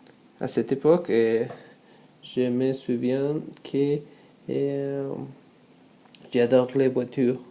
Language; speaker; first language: French; non-native, learner; Spanish